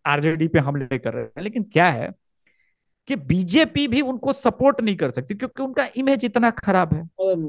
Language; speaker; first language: Hindi; native; Hindi